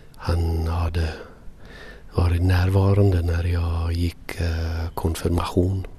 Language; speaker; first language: Swedish; non-native, fluent; English